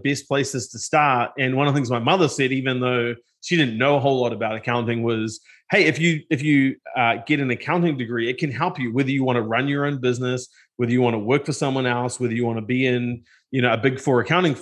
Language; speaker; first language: English; native; English